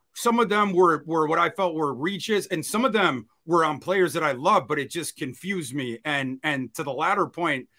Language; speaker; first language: English; native; English